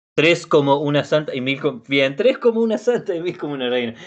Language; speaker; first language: Spanish; native; Spanish